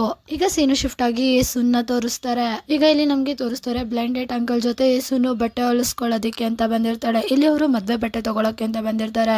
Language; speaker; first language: Kannada; native; Kannada